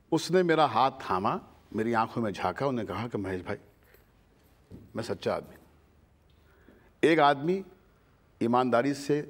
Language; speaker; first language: Hindi; native; Hindi